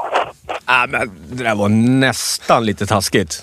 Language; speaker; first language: Swedish; native; Swedish